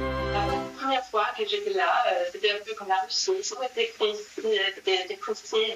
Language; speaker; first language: French; non-native, fluent; Swedish